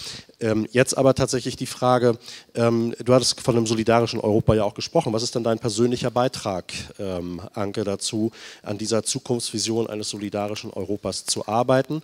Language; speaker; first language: German; native; German